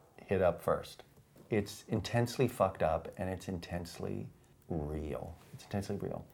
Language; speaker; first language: English; native; English